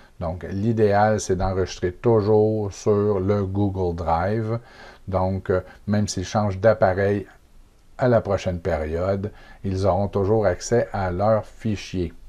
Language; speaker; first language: French; native; French